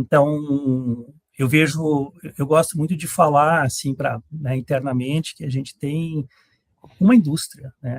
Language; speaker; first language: Portuguese; native; Portuguese